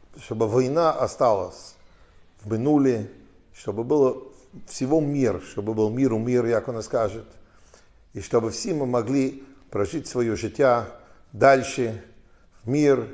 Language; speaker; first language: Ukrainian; non-native, fluent; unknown